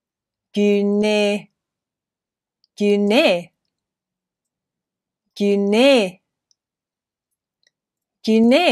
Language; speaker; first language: Greek; non-native, fluent; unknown